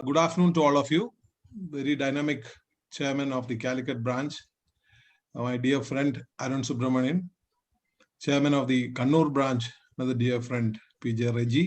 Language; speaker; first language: English; non-native, local second language; Malayalam